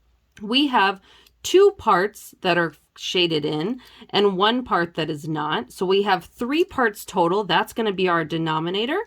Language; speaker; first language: English; native; English